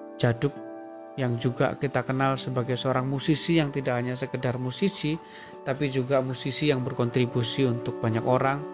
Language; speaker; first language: Indonesian; native; Indonesian